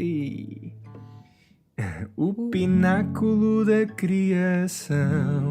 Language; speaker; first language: Portuguese; non-native, fluent; English